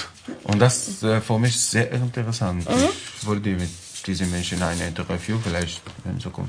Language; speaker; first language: German; non-native, learner; Arabic